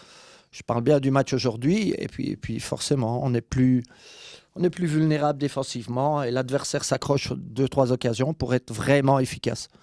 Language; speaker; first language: French; native; French